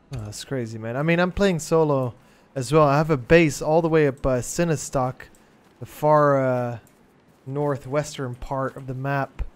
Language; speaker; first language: English; non-native, fluent; Dutch